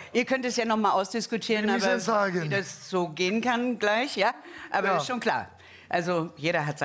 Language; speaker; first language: German; native; German